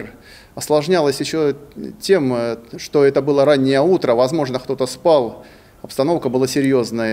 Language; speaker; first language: Russian; native; Russian